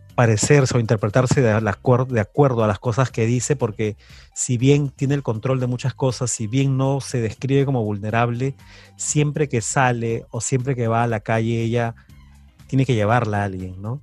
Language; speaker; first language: Spanish; native; Spanish